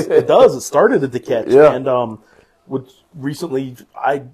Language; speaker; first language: English; native; English